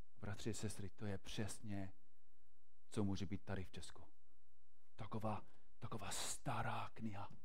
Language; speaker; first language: Czech; non-native, fluent; English